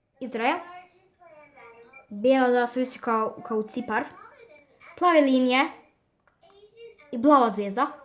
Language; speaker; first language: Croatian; early bilingual, heritage; Bosnian